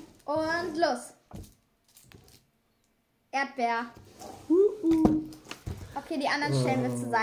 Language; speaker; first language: German; native; German